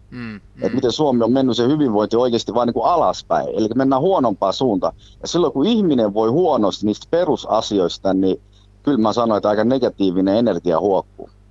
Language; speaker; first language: Finnish; early bilingual, other home language; Somali